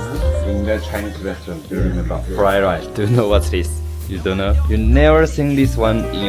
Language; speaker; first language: English; non-native, learner; Chinese